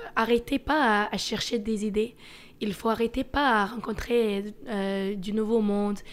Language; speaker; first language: French; early bilingual, other home language; Russian